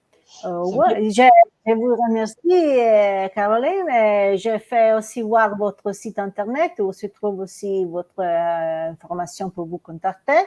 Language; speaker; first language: French; non-native, learner; Italian